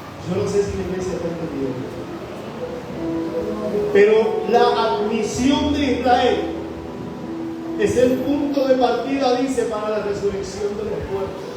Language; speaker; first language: Spanish; native; Spanish